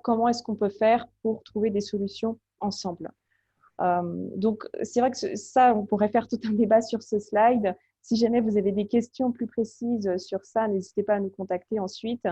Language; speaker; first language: French; native; French